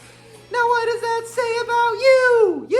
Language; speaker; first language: English; native; English